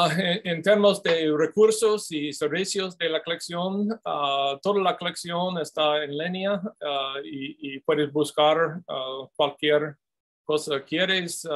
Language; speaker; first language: Spanish; non-native, fluent; English